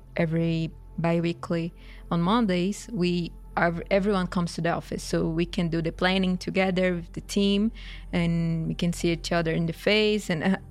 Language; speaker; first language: English; non-native, fluent; Portuguese